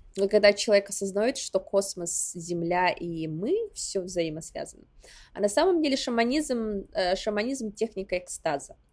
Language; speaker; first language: Russian; non-native, local second language; Yakut